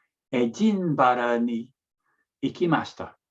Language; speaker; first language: Japanese; non-native, learner; English